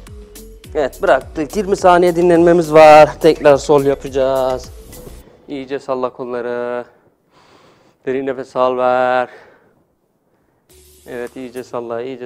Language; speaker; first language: Turkish; native; Turkish